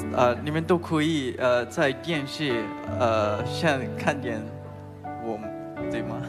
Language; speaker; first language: Chinese; non-native, learner; Japanese